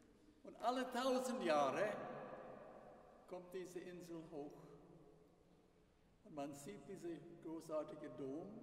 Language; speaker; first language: German; non-native, fluent; English